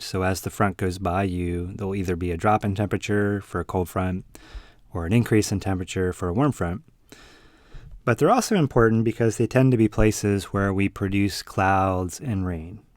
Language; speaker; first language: English; native; English